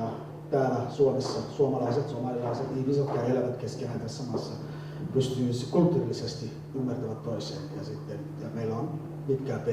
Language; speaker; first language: Finnish; non-native, learner; Somali